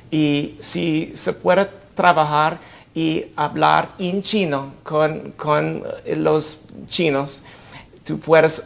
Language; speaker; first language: Spanish; non-native, fluent; English